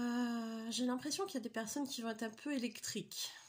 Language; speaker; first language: French; native; French